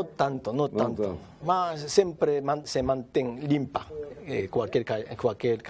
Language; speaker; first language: Portuguese; non-native, learner; Japanese